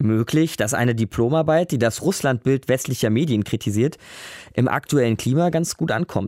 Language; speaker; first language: German; native; German